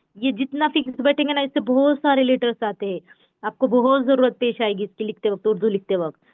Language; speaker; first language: Hindi; native; Hindi